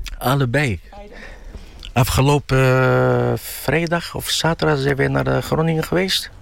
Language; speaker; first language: Dutch; non-native, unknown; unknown